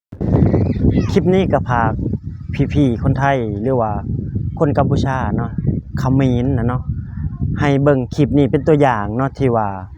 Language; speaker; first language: Thai; non-native, local second language; Lao